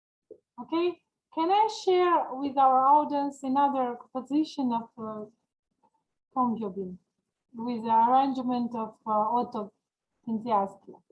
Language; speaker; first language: English; non-native, learner; Georgian